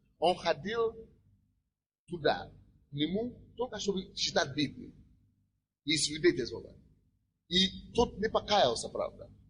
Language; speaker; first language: Russian; non-native, fluent; Yoruba